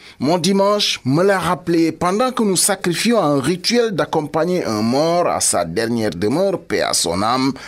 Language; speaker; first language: French; non-native, local second language; Wolof